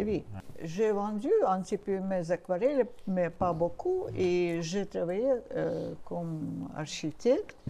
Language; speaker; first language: French; non-native, learner; Russian